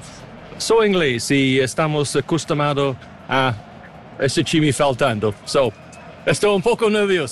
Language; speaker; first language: Portuguese; non-native, learner; English